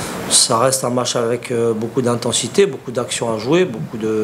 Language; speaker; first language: French; native; French